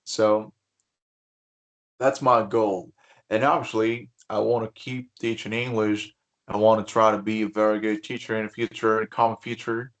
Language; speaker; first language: English; non-native, fluent; Spanish